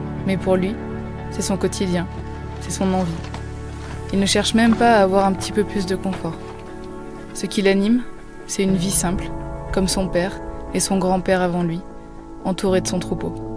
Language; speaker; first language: French; native; French